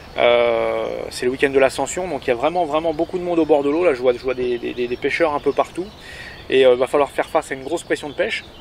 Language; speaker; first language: French; native; French